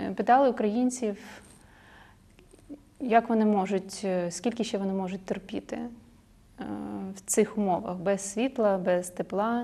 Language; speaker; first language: Ukrainian; non-native, local second language; Russian